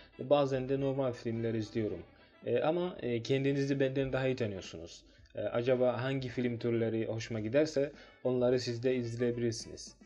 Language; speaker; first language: Turkish; non-native, fluent; Swahili